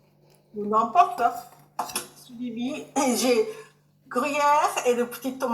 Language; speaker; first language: French; non-native, learner; Japanese